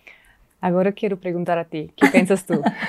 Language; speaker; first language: Portuguese; non-native, fluent; German